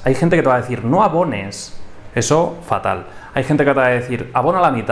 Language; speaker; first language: Spanish; native; Spanish